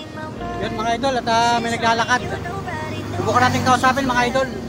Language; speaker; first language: Filipino; native; Filipino